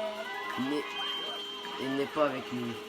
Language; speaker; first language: French; native; French